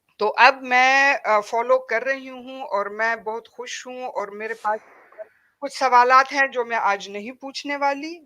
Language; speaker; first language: Hindi; non-native, fluent; Pashto